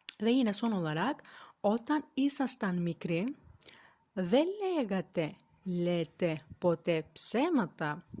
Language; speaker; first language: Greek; non-native, fluent; Turkish